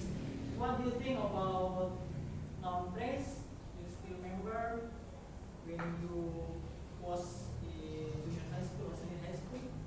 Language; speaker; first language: English; non-native, local second language; Indonesian